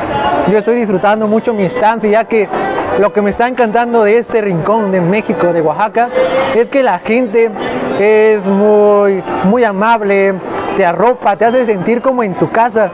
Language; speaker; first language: Spanish; native; Spanish